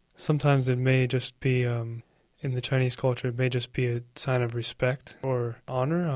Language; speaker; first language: English; native; English